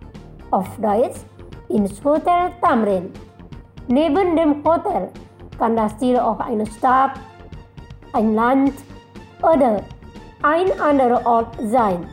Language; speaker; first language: German; non-native, fluent; Indonesian